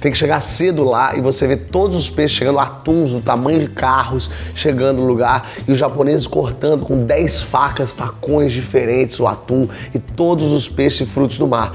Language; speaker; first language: Portuguese; native; Portuguese